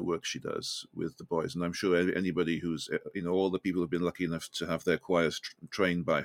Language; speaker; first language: English; native; English